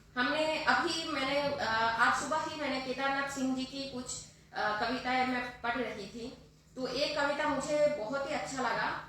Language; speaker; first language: Hindi; non-native, local second language; Bangla